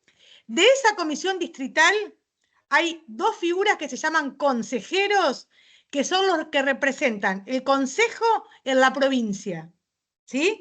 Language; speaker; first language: Spanish; native; Spanish